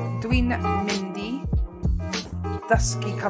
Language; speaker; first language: Welsh; non-native, learner; English